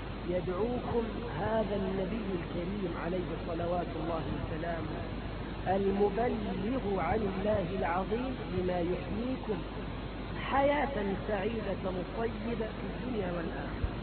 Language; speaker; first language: Arabic; native; Arabic